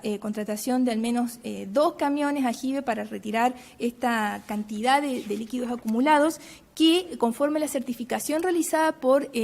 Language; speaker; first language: Spanish; native; Spanish